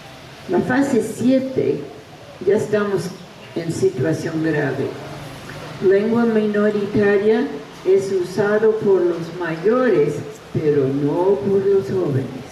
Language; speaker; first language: Spanish; non-native, fluent; English